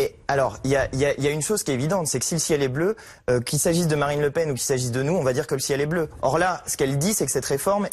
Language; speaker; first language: French; native; French